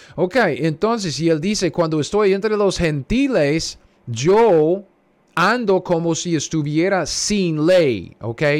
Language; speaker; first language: Spanish; non-native, fluent; English